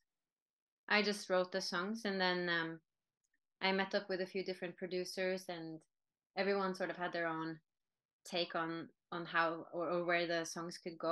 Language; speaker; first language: English; non-native, fluent; Norwegian